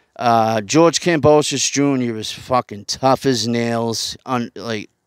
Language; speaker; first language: English; native; English